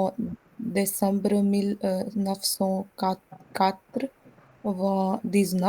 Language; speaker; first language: French; non-native, learner; Hindi